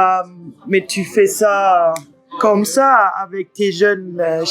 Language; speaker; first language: French; non-native, fluent; German